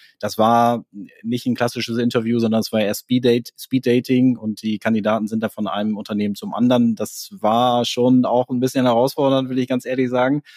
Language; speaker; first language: German; native; German